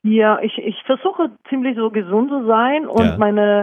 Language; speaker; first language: German; non-native, fluent; Norwegian